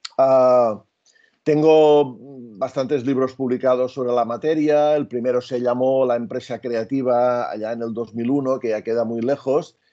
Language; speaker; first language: Spanish; native; Spanish